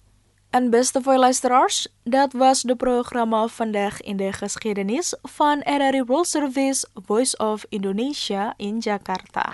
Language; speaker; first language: Dutch; non-native, fluent; Indonesian